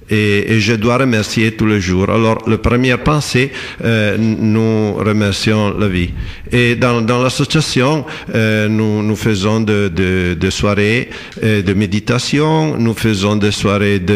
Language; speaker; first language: French; non-native, fluent; Italian